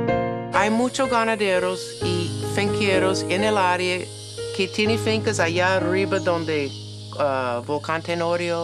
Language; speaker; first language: Spanish; non-native, learner; English